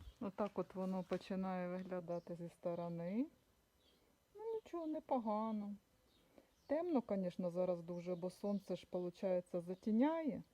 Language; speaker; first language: Ukrainian; native; Ukrainian